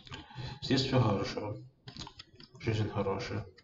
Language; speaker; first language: Russian; non-native, fluent; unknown